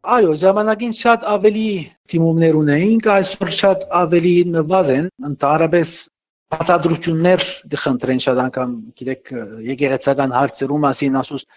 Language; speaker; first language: Armenian; early bilingual, heritage; Armenian